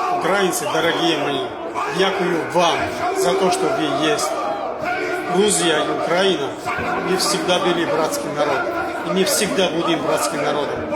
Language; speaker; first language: Russian; non-native, fluent; Georgian